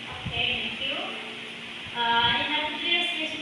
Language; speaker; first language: English; non-native, learner; Indonesian